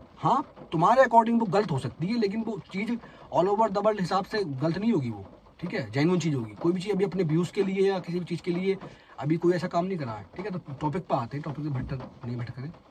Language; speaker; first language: Hindi; native; Hindi